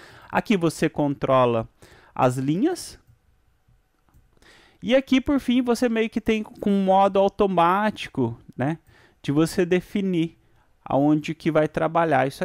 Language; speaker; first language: Portuguese; native; Portuguese